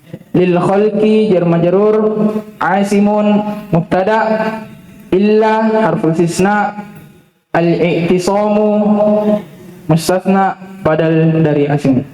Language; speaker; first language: Arabic; non-native, learner; Indonesian